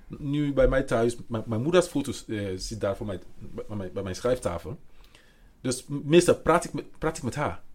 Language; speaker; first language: Dutch; non-native, fluent; Mandingo